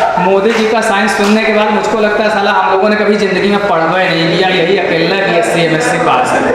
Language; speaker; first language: Hindi; native; Hindi